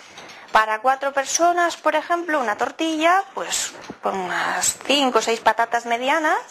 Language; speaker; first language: Spanish; native; Spanish